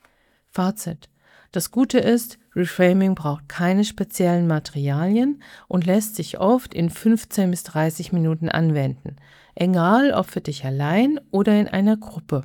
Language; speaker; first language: German; native; German